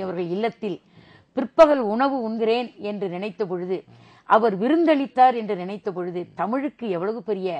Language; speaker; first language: Tamil; native; Tamil